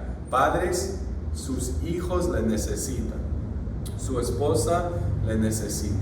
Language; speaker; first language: Spanish; non-native, fluent; English